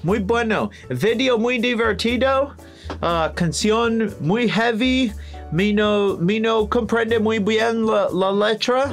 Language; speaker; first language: Spanish; non-native, learner; English